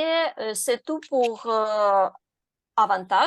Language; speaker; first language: French; non-native, learner; Ukrainian